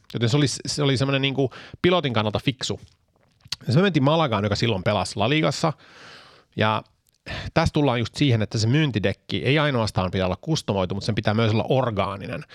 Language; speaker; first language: Finnish; early bilingual, heritage; Finnish